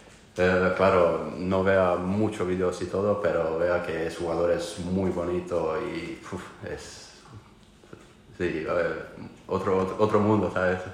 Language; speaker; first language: Spanish; non-native, learner; Croatian